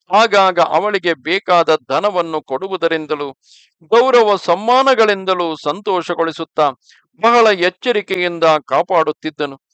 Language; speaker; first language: Kannada; native; Kannada